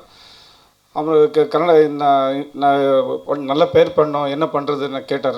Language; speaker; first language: Tamil; non-native, learner; Kannada